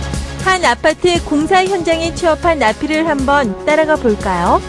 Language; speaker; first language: Korean; native; Korean